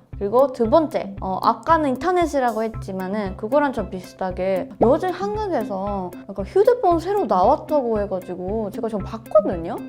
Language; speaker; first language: Korean; non-native, fluent; Japanese